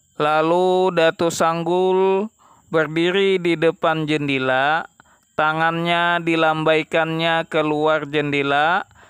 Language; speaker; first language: Indonesian; non-native, local second language; Banjar